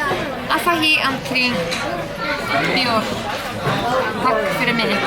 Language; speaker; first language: Icelandic; non-native, learner; Japanese